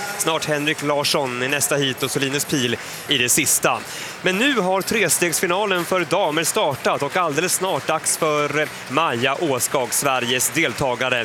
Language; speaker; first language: Swedish; native; Swedish